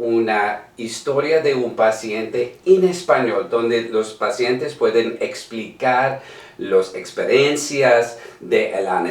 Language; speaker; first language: Spanish; non-native, learner; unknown